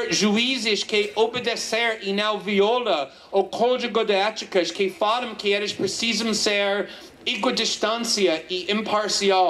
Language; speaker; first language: Portuguese; non-native, fluent; English